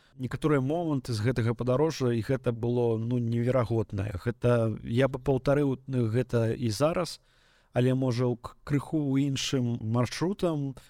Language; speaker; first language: Belarusian; native; Belarusian